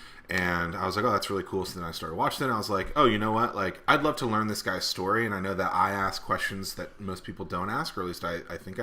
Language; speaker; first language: English; native; English